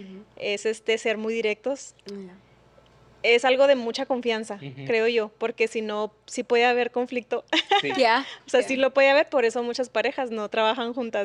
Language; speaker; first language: Spanish; native; Spanish